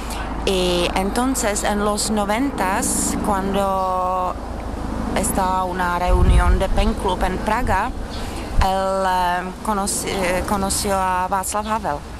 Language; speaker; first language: Spanish; non-native, learner; Czech